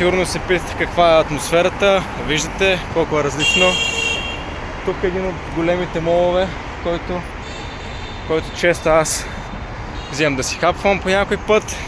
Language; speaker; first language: Bulgarian; native; Bulgarian